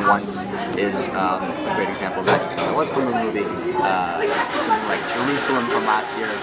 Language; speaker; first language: English; early bilingual, other home language; Hebrew